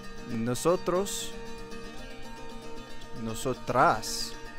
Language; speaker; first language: Spanish; non-native, learner; English